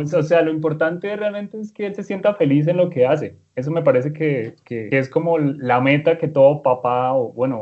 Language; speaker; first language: Spanish; native; Spanish